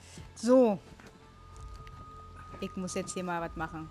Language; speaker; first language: German; native; German